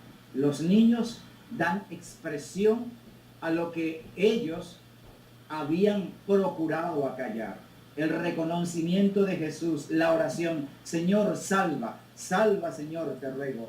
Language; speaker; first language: Spanish; native; Spanish